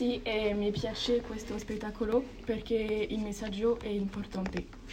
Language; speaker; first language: Italian; non-native, learner; French